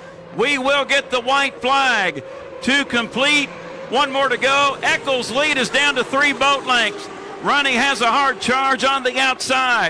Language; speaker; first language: English; native; English